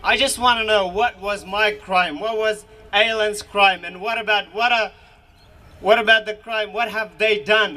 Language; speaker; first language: English; early bilingual, other home language; Hazaragi